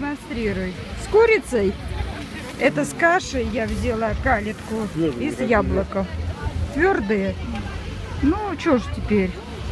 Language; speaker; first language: Russian; native; Russian